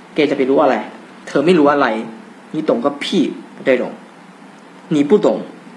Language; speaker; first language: Chinese; non-native, fluent; Thai